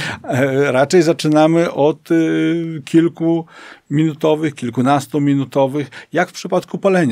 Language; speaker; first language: Polish; native; Polish